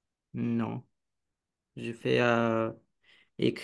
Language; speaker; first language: French; non-native, learner; Romanian